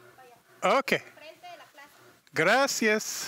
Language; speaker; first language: Spanish; non-native, learner; English